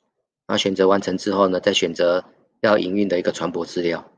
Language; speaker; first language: Chinese; native; Chinese